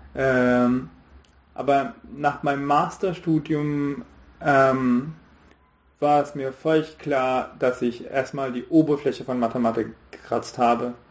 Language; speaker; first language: German; non-native, fluent; Hindi